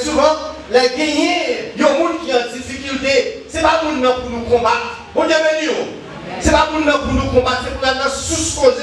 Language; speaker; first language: French; non-native, learner; Haitian Creole